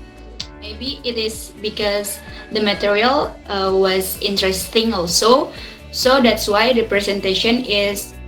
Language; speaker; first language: English; non-native, learner; Indonesian